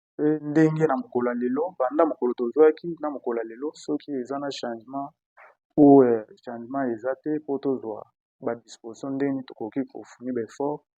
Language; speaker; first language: Lingala; non-native, local second language; Kituba (Democratic Republic of Congo)